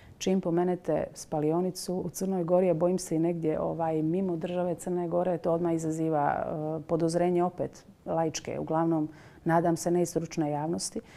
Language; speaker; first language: Bosnian; native; Bosnian